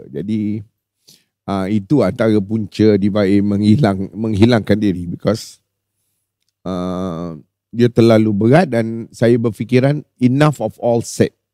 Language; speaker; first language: Malay; native; Malay